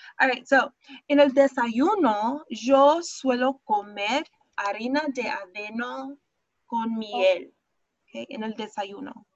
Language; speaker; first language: Spanish; non-native, fluent; English